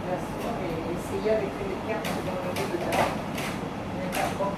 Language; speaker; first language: French; native; French